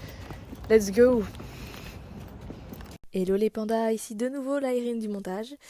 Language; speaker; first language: French; native; French